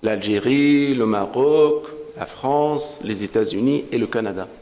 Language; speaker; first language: French; non-native, local second language; Arabic